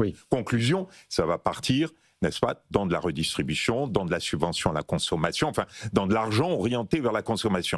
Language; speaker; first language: French; native; French